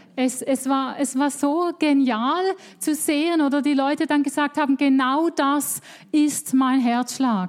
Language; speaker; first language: German; native; German